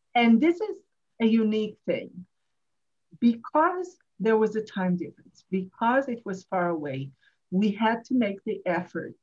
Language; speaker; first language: English; non-native, fluent; Hebrew